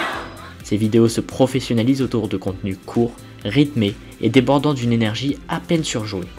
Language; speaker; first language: French; native; French